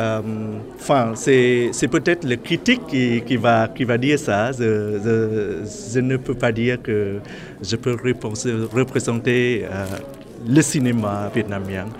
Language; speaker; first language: French; non-native, learner; Vietnamese